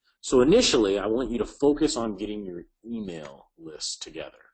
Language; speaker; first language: English; native; English